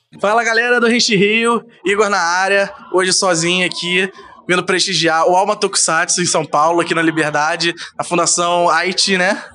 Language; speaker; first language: Portuguese; native; Portuguese